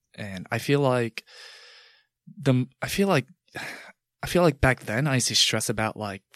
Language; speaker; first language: English; native; English